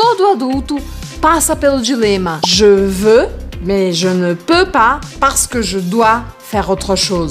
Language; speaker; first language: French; non-native, learner; Portuguese